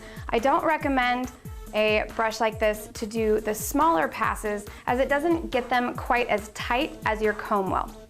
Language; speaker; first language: English; native; English